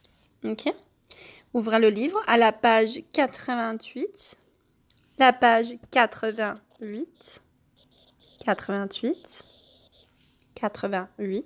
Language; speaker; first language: French; non-native, fluent; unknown